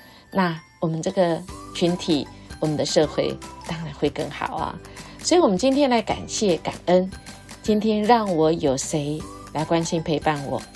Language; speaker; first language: Chinese; native; Chinese